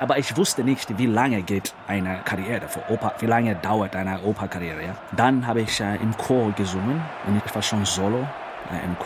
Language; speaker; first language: German; non-native, learner; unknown